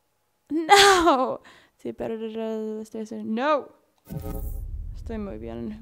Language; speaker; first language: Spanish; non-native, learner; English